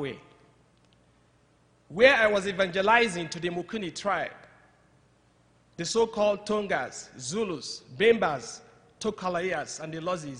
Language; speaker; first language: English; non-native, local second language; Igbo